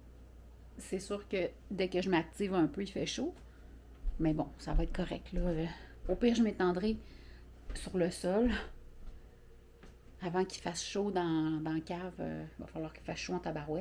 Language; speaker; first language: French; native; French